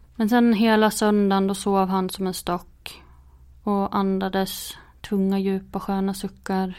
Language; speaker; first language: Swedish; native; Swedish